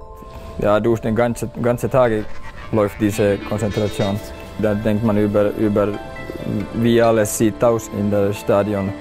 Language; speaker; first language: German; non-native, fluent; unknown